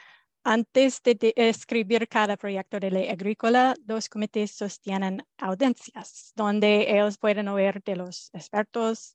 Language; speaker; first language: Spanish; non-native, fluent; English